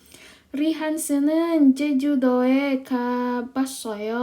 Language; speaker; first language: Korean; non-native, fluent; Indonesian